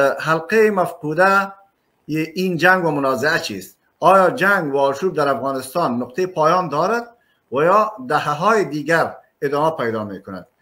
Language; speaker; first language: Persian; native; Persian